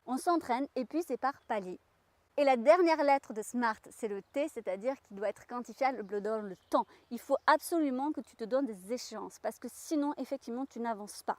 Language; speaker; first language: French; native; French